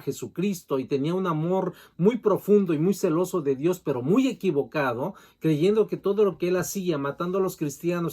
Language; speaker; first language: Spanish; native; Spanish